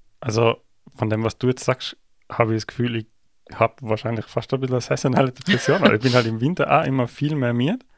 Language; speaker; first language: German; native; German